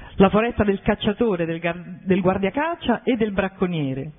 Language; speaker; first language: Italian; native; Italian